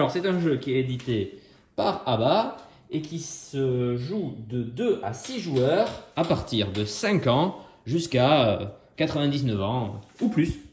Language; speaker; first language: French; native; French